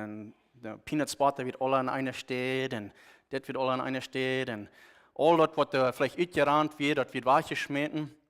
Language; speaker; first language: German; non-native, learner; Plautdietsch